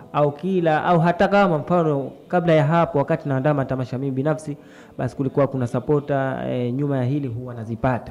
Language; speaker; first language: Swahili; native; Swahili